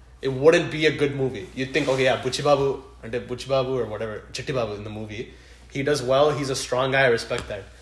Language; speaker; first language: English; early bilingual, other home language; Telugu